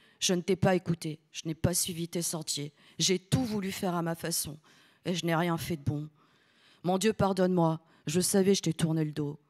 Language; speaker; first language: French; early bilingual, other home language; Italian